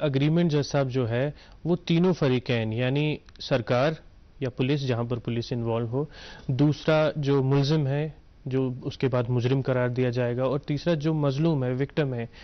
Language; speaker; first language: Urdu; non-native, local second language; Kashmiri